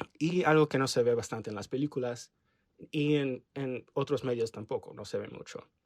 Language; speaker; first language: Spanish; early bilingual, heritage; Spanish